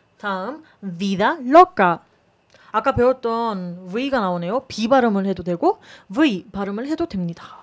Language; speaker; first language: Korean; non-native, fluent; Spanish